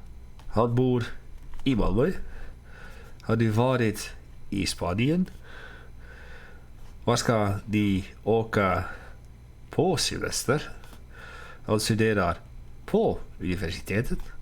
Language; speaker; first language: Swedish; non-native, learner; Dutch